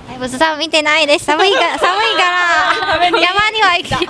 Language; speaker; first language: Japanese; non-native, learner; Chinese